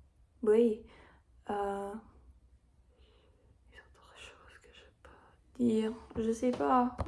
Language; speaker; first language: French; non-native, learner; English